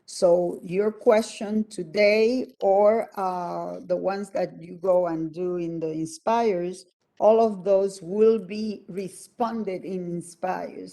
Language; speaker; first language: English; non-native, fluent; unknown